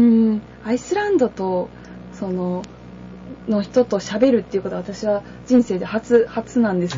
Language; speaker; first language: Japanese; native; Japanese